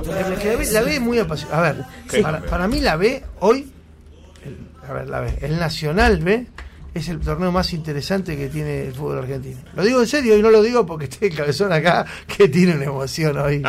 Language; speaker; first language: Spanish; native; Spanish